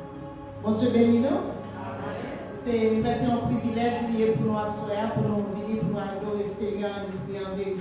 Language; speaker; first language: French; non-native, local second language; Haitian Creole